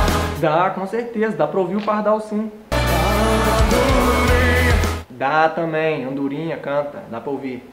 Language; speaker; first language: Portuguese; native; Portuguese